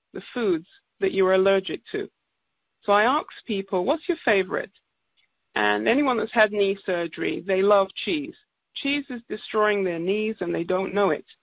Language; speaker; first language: English; native; English